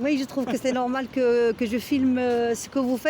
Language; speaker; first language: French; non-native, local second language; Arabic